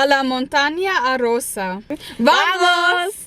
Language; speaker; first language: Spanish; non-native, learner; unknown